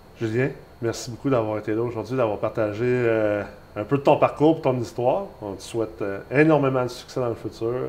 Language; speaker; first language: French; native; French